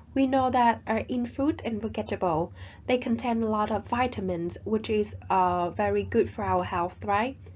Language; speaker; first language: English; non-native, fluent; Vietnamese